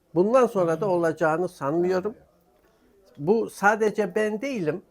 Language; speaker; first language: Turkish; non-native, local second language; Armenian